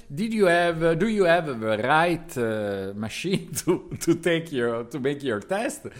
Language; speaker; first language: English; non-native, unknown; Italian